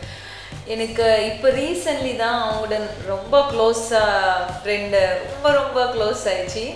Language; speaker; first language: Tamil; non-native, learner; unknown